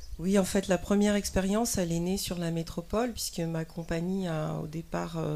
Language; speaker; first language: French; native; French